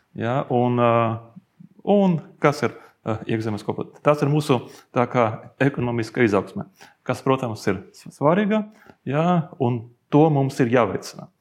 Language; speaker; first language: Latvian; non-native, local second language; Russian